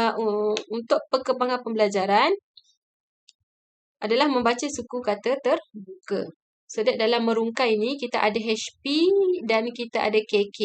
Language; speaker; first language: Malay; native; Malay